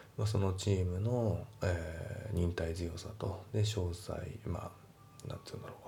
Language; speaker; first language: Japanese; native; Japanese